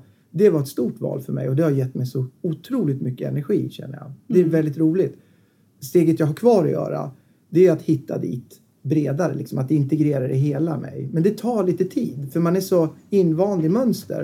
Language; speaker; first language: Swedish; native; Swedish